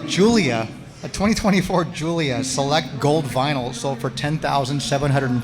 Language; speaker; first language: English; native; English